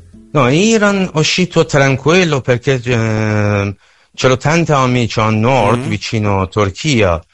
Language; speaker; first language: Italian; non-native, learner; Persian